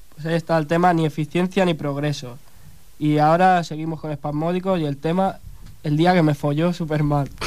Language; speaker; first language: Spanish; native; Spanish